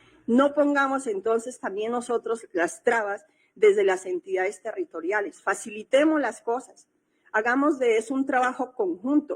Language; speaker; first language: Spanish; native; Spanish